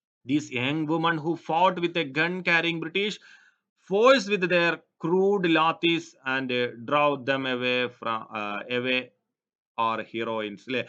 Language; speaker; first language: English; non-native, local second language; Malayalam